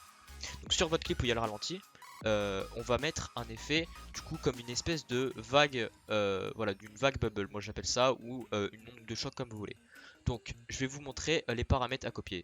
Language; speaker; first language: French; native; French